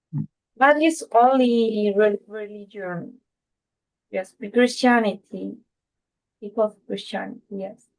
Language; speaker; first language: English; non-native, fluent; Spanish